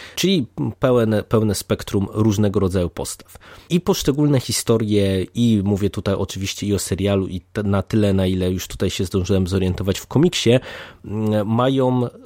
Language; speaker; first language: Polish; native; Polish